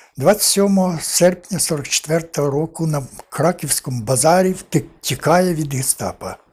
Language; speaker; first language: Ukrainian; native; Ukrainian